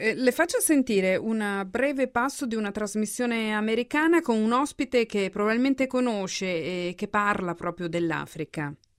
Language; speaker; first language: Italian; native; Italian